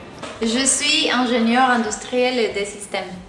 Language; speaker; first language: French; non-native, learner; Spanish